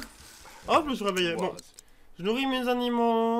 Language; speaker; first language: French; native; French